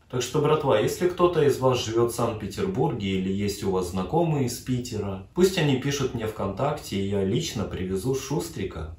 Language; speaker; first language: Russian; native; Russian